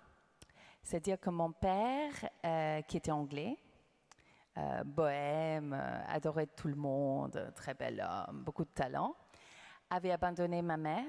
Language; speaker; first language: French; non-native, fluent; English